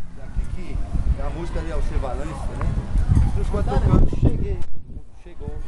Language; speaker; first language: Portuguese; non-native, fluent; French